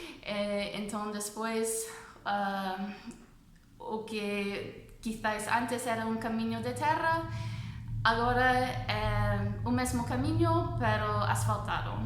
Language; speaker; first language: Portuguese; non-native, fluent; English